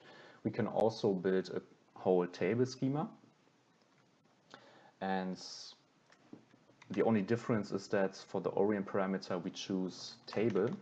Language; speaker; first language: English; non-native, fluent; German